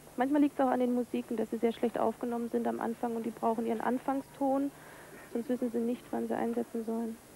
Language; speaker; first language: German; native; German